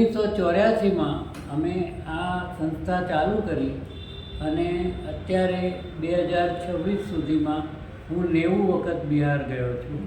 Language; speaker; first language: Gujarati; early bilingual, other home language; Sindhi